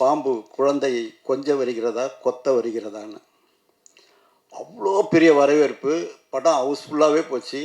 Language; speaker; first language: Tamil; native; Tamil